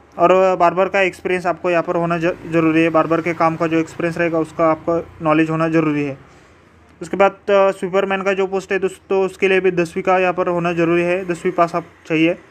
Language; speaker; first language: Hindi; non-native, local second language; Marathi